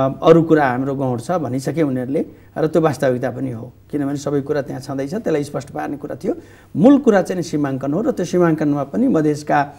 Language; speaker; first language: Nepali; non-native, local second language; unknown